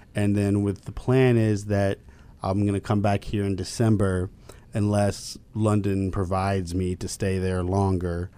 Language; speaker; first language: English; native; English